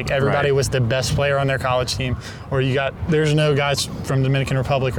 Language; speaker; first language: English; native; English